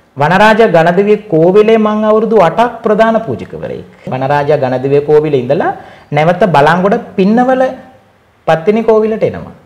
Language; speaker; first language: Sinhala; non-native, local second language; Tamil